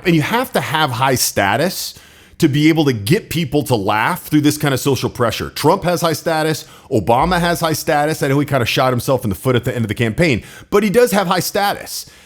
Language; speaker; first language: English; native; English